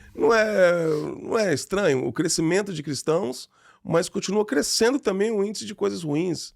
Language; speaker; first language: Portuguese; native; Portuguese